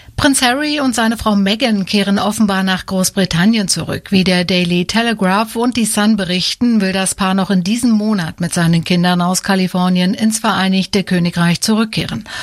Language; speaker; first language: German; native; German